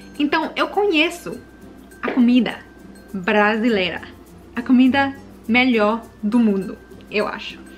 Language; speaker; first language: Portuguese; early bilingual, heritage; Portuguese